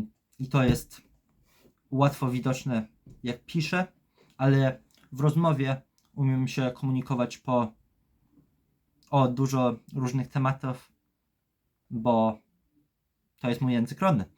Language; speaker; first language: Polish; early bilingual, heritage; Polish